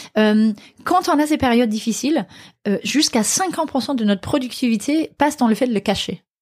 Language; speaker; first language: French; non-native, fluent; Danish